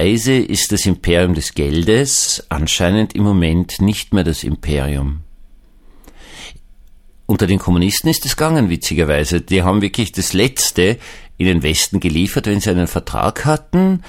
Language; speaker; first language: German; native; German